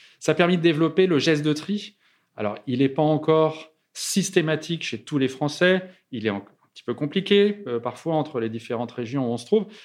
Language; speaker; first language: French; native; French